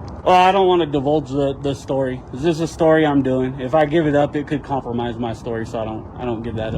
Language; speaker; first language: English; native; English